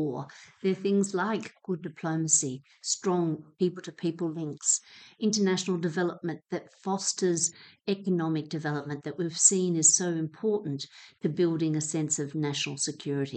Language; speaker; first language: English; native; English